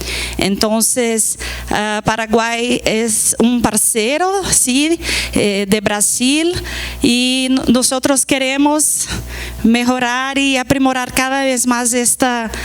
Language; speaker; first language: Spanish; non-native, fluent; Portuguese